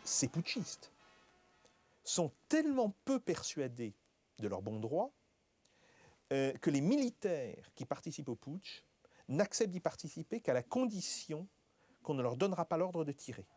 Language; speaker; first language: French; native; French